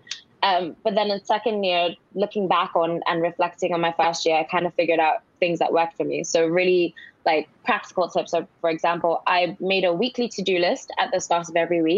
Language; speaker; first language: English; non-native, local second language; Yoruba